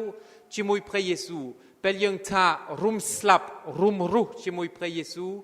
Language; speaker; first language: Khmer; non-native, fluent; French